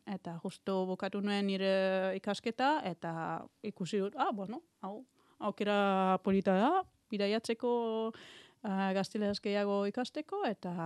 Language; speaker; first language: Basque; non-native, learner; German